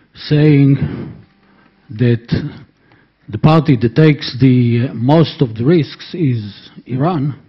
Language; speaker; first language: English; non-native, fluent; Hebrew